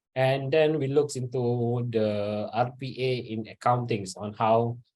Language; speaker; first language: English; non-native, local second language; Malay